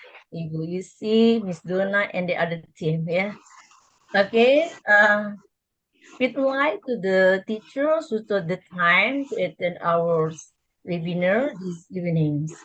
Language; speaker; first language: English; non-native, learner; Indonesian